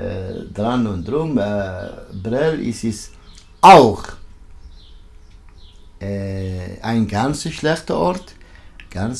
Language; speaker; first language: German; non-native, learner; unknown